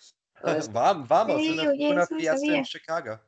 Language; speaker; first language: Spanish; non-native, learner; English